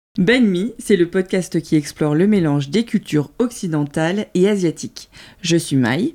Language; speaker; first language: French; early bilingual, other home language; Vietnamese